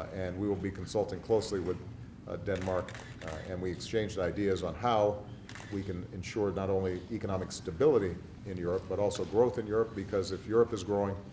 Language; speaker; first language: English; native; English